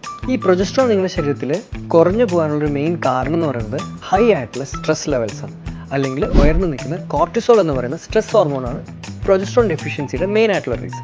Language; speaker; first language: Malayalam; native; Malayalam